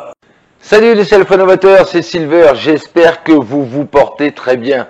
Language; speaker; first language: French; native; French